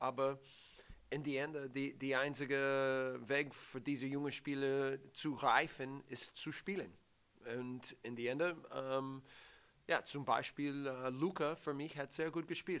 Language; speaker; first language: German; non-native, learner; English